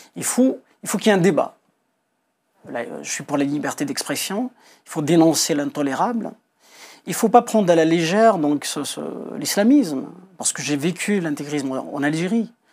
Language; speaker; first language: French; non-native, local second language; Kabyle